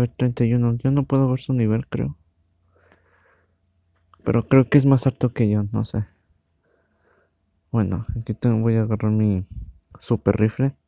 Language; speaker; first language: Spanish; native; Spanish